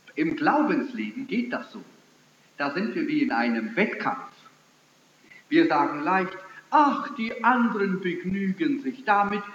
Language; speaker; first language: German; early bilingual, heritage; German